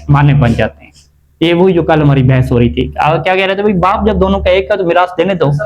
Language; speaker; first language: Urdu; native; Urdu